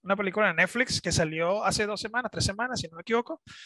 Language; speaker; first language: Spanish; native; Spanish